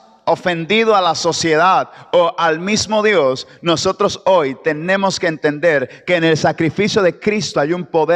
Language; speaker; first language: Spanish; native; Spanish